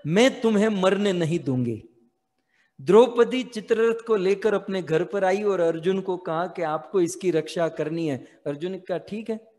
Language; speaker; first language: Hindi; native; Hindi